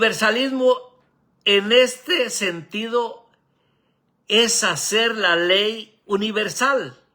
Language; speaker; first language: Spanish; native; Spanish